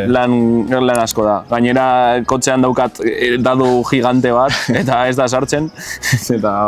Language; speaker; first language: Basque; non-native, local second language; Spanish